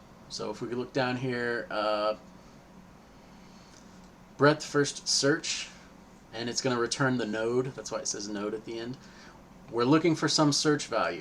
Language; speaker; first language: English; native; English